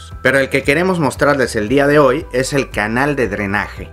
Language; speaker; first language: Spanish; native; Spanish